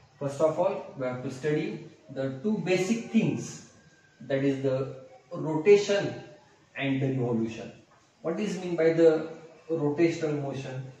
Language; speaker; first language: English; non-native, local second language; Marathi